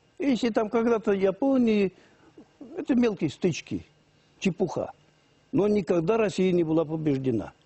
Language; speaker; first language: Russian; non-native, local second language; Tatar